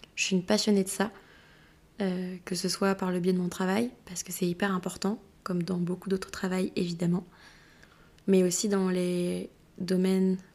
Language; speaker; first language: French; native; French